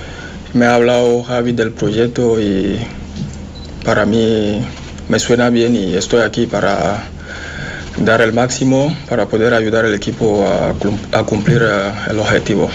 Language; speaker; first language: Spanish; non-native, fluent; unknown